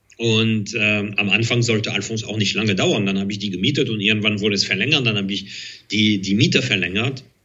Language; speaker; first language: German; non-native, fluent; French